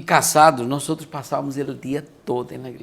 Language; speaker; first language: Spanish; non-native, fluent; Portuguese